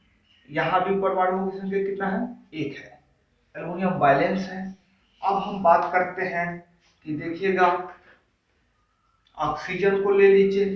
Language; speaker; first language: Hindi; native; Hindi